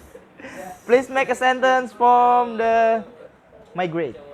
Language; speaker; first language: English; non-native, learner; Indonesian